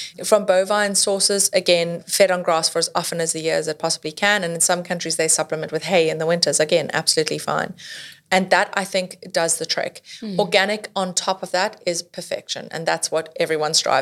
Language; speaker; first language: English; native; English